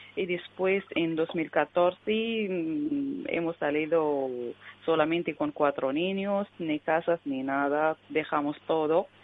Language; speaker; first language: Spanish; non-native, learner; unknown